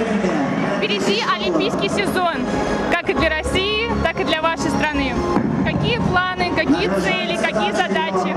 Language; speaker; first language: Russian; native; Russian